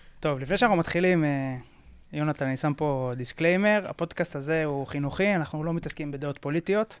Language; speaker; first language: Hebrew; native; Hebrew